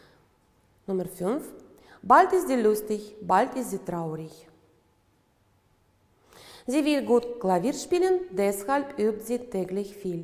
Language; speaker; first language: German; non-native, fluent; Uzbek